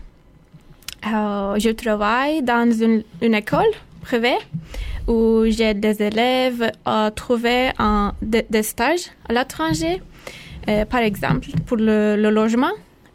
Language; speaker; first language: French; non-native, learner; Turkish